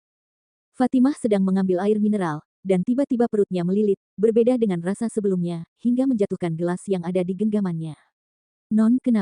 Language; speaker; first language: Indonesian; native; Indonesian